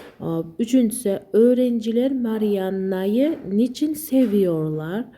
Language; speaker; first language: Turkish; non-native, learner; Uzbek